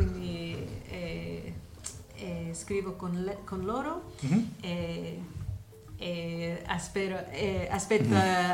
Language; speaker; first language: Italian; non-native, learner; English